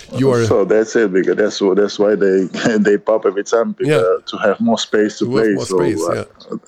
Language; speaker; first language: English; non-native, learner; Kabuverdianu